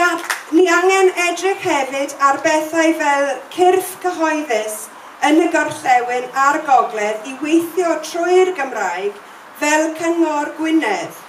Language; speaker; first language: Welsh; non-native, local second language; English